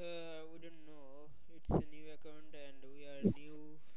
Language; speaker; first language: English; non-native, learner; Bangla